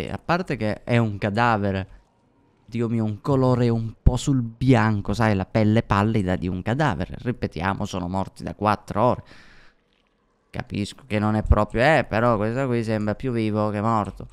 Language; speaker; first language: Italian; native; Italian